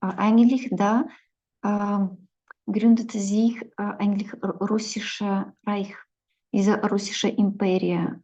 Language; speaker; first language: German; non-native, fluent; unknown